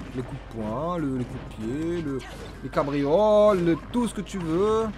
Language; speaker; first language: French; native; French